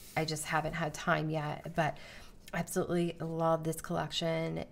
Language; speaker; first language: English; native; English